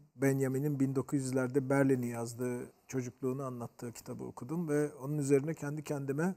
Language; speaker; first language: Turkish; native; Turkish